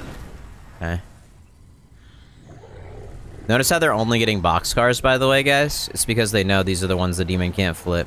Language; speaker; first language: English; native; English